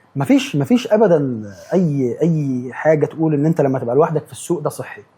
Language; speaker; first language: Egyptian Arabic; native; Egyptian Arabic